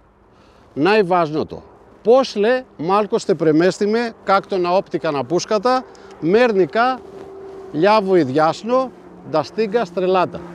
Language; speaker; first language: Bulgarian; non-native, fluent; Macedonian